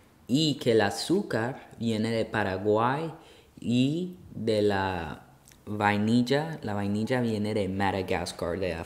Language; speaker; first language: Spanish; early bilingual, heritage; Spanish